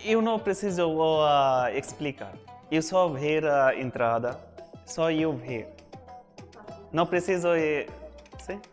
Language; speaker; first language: Portuguese; non-native, learner; Bangla